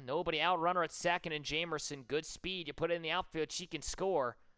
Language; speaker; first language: English; native; English